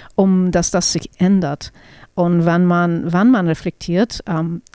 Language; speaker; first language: German; non-native, fluent; English